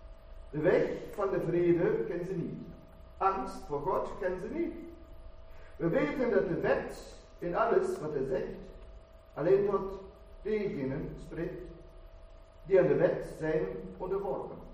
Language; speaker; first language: Dutch; non-native, fluent; German